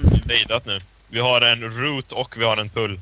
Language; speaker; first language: Swedish; native; Swedish